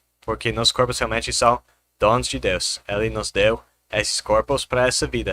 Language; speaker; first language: Portuguese; non-native, fluent; English